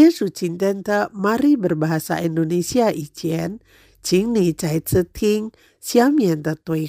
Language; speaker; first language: Chinese; non-native, fluent; Indonesian